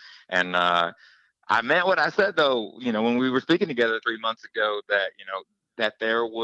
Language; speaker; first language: English; native; English